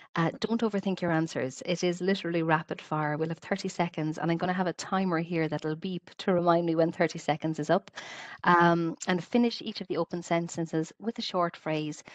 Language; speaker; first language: English; native; English